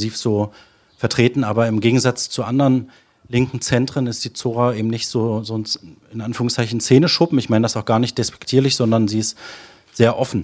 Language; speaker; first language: German; native; German